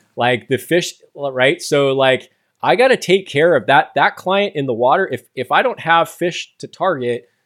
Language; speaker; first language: English; native; English